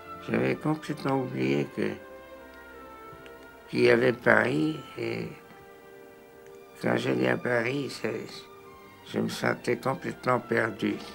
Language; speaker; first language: French; non-native, fluent; German